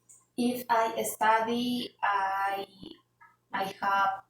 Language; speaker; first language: English; non-native, learner; Spanish